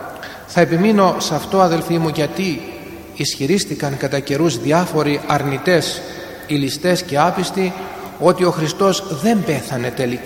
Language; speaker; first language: Greek; native; Greek